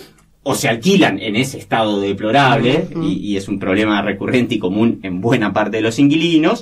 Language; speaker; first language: Spanish; native; Spanish